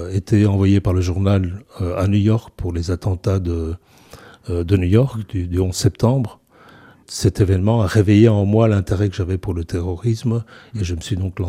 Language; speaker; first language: French; native; French